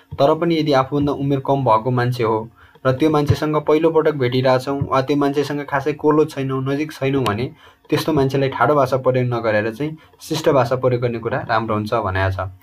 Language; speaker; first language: Nepali; native; Nepali